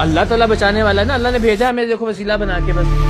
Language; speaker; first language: Urdu; native; Urdu